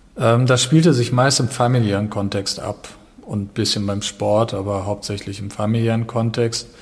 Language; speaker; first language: German; native; German